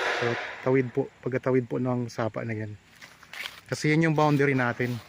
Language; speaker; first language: Filipino; non-native, local second language; Cebuano